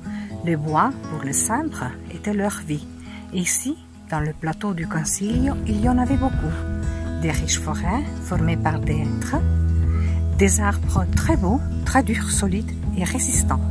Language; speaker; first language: French; non-native, fluent; Italian